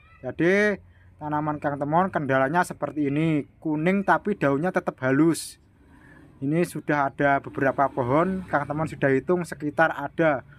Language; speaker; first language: Indonesian; non-native, local second language; Javanese